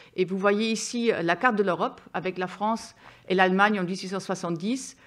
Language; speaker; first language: French; non-native, fluent; German